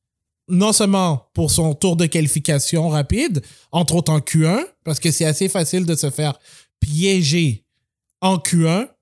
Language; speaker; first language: French; native; French